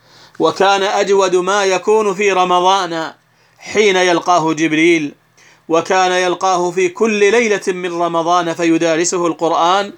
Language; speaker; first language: Arabic; native; Arabic